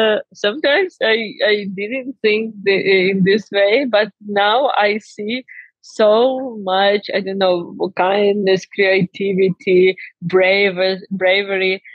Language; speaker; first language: English; non-native, learner; Ukrainian